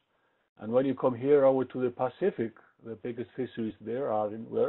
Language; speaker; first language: English; non-native, fluent; Icelandic